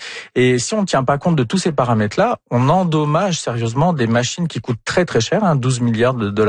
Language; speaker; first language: French; native; French